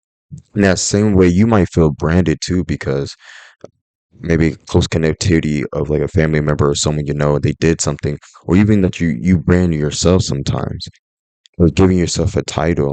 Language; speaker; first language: English; native; English